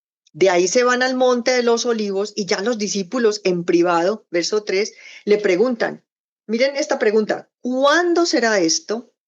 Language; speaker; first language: Spanish; native; Spanish